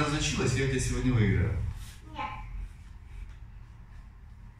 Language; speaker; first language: Russian; native; Russian